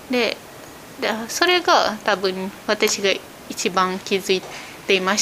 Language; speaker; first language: Japanese; non-native, fluent; Malay